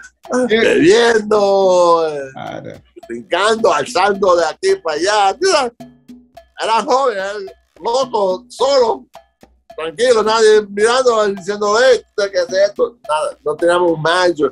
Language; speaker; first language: Spanish; early bilingual, other home language; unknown